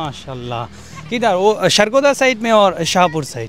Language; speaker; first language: Hindi; non-native, learner; Bangla